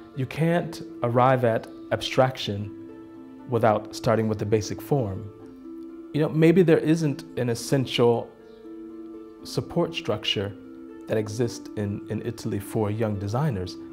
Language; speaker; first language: English; native; English